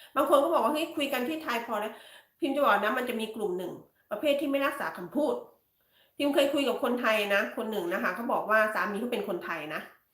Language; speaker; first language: Thai; native; Thai